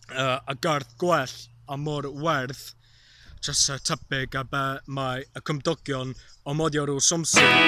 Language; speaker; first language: Welsh; non-native, learner; English